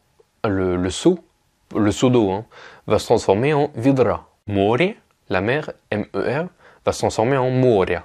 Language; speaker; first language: French; native; French